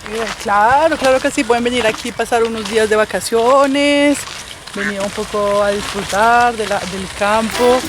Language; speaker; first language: Spanish; native; Spanish